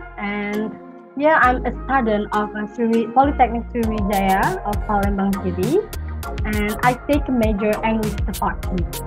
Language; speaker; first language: English; non-native, learner; Indonesian